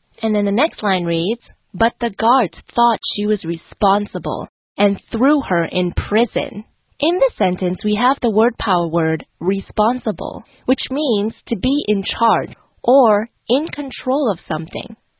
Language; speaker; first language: English; non-native, fluent; Chinese